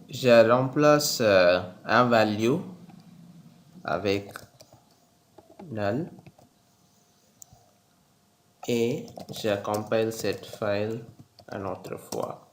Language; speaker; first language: French; non-native, learner; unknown